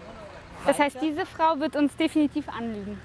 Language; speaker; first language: German; native; German